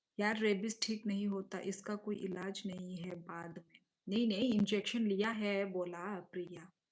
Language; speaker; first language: Hindi; non-native, local second language; Kok Borok